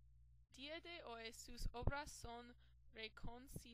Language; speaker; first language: Spanish; non-native, learner; English